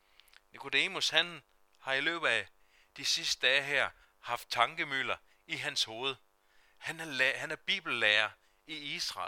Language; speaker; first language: Danish; native; Danish